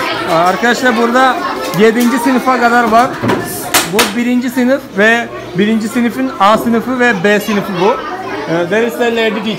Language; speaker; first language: Turkish; non-native, fluent; Malayalam